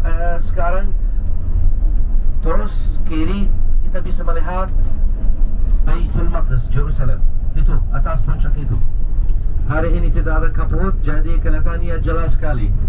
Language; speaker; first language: Indonesian; non-native, fluent; Arabic